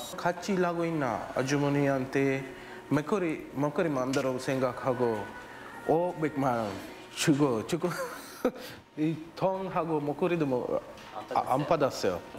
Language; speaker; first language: Korean; non-native, learner; Chinese